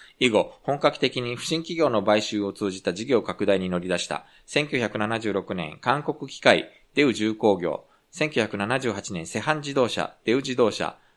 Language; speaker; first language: Japanese; native; Japanese